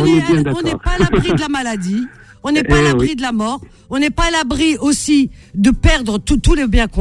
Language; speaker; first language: French; native; French